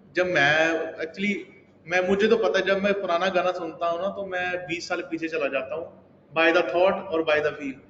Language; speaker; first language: Hindi; non-native, local second language; Punjabi